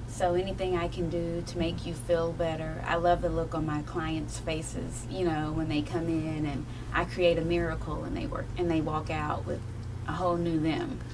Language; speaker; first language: English; native; English